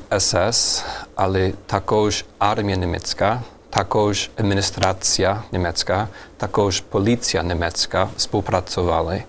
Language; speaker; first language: Ukrainian; non-native, fluent; German